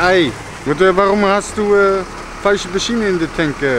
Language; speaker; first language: German; non-native, learner; Dutch